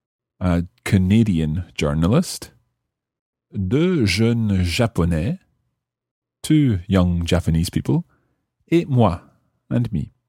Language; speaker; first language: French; non-native, fluent; English